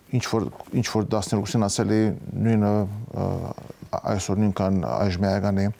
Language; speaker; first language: Armenian; early bilingual, heritage; Armenian